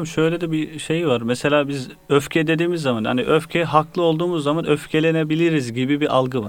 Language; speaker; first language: Turkish; native; Turkish